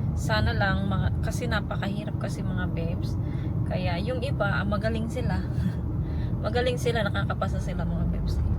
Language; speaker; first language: Filipino; native; Filipino